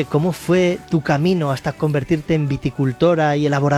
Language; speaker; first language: Spanish; native; Spanish